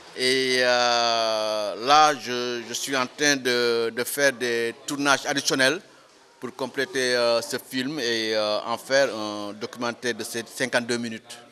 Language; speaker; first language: French; non-native, local second language; Wolof